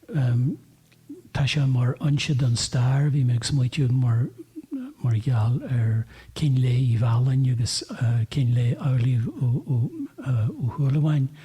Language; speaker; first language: Irish; native; Irish